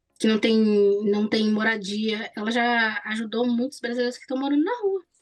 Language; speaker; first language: Portuguese; native; Portuguese